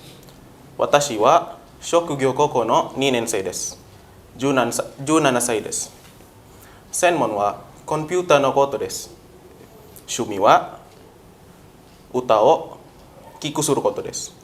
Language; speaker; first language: Japanese; non-native, learner; Indonesian